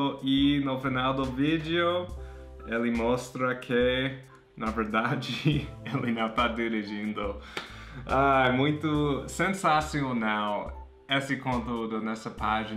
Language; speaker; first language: Portuguese; non-native, fluent; English